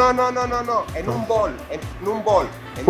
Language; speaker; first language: Spanish; non-native, fluent; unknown